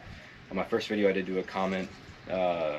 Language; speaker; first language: English; native; English